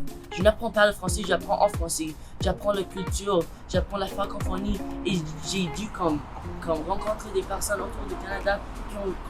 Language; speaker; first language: French; non-native, local second language; English